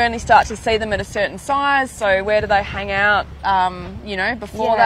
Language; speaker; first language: English; native; English